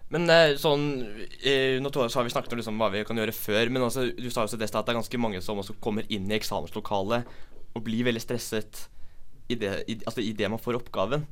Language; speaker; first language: Norwegian; native; Norwegian